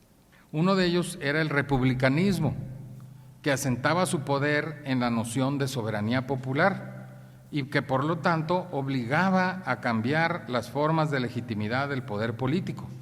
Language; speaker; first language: Spanish; native; Spanish